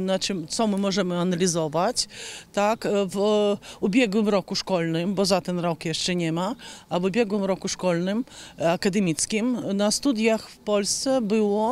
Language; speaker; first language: Polish; non-native, fluent; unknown